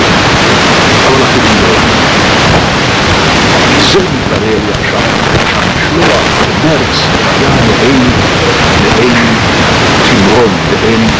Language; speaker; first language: Hebrew; non-native, fluent; Polish